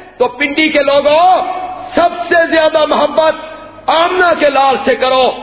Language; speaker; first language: Urdu; non-native, local second language; Punjabi